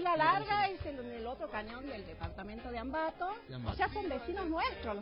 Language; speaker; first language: Spanish; native; Spanish